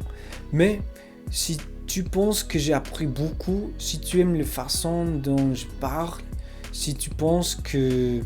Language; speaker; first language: French; non-native, learner; English